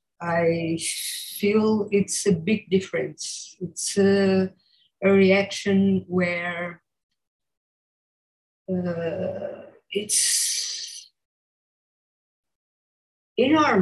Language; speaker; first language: English; non-native, learner; Portuguese